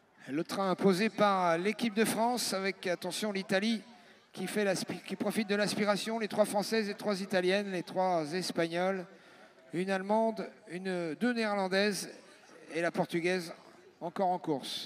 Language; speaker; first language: French; native; French